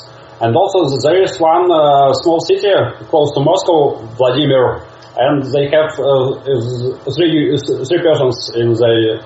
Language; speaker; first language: English; non-native, learner; Russian